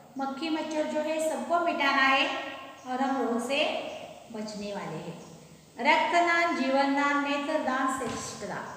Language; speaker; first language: Hindi; non-native, local second language; Marathi